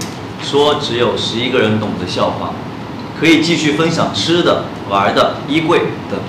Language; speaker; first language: Chinese; native; Chinese